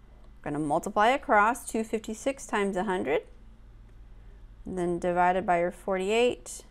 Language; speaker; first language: English; native; English